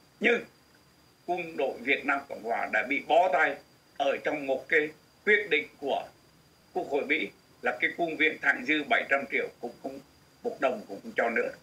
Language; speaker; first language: Vietnamese; native; Vietnamese